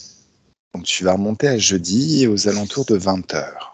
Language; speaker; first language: French; native; French